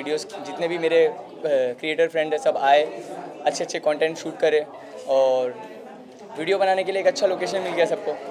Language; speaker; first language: Hindi; native; Hindi